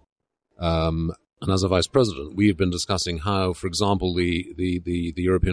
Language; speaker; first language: English; native; English